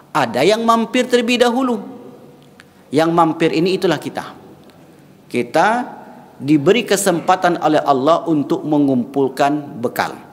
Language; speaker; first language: Malay; non-native, local second language; Minangkabau